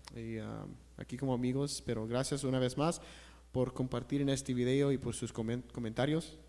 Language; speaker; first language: Spanish; early bilingual, other home language; English